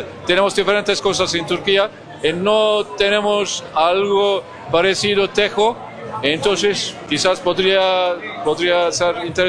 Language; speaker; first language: Spanish; non-native, learner; Turkish